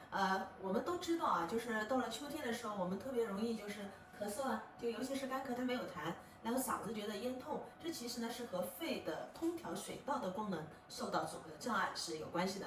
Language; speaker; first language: Chinese; native; Chinese